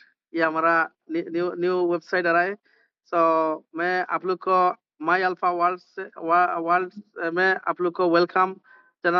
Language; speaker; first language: Hindi; non-native, learner; Bangla